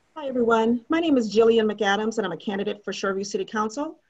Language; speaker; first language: English; native; English